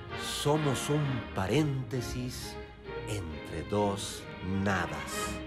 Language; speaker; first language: Spanish; native; Spanish